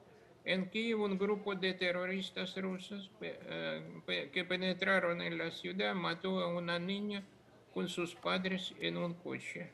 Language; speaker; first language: Spanish; non-native, fluent; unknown